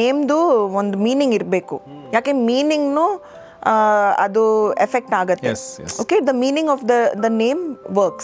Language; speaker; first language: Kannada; non-native, local second language; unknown